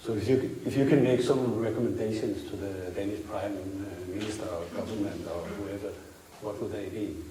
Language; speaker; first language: English; non-native, fluent; Danish